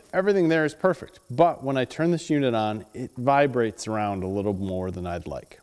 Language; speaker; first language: English; native; English